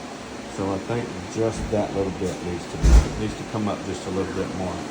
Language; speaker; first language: English; native; English